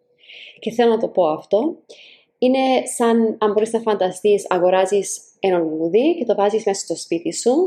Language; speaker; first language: Greek; early bilingual, heritage; Greek